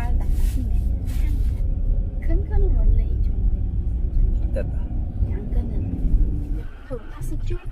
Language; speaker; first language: Korean; non-native, learner; Khmer